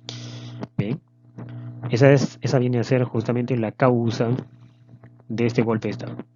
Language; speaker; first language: Spanish; native; Spanish